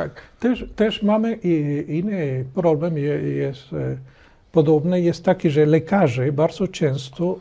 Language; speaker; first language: Polish; non-native, learner; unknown